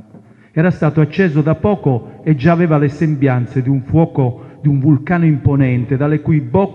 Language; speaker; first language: Italian; non-native, local second language; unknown